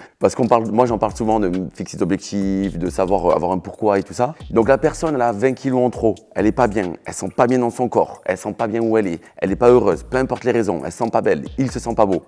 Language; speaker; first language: French; native; French